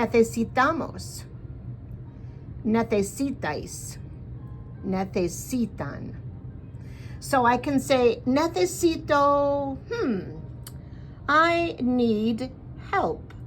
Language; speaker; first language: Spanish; non-native, fluent; English